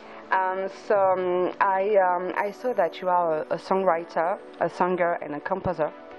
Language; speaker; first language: English; non-native, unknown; French